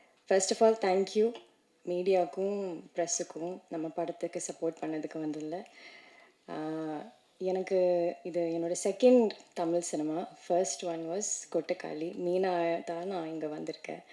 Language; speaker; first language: Tamil; non-native, learner; Malayalam